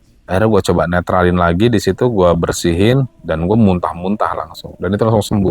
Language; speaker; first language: Indonesian; native; Indonesian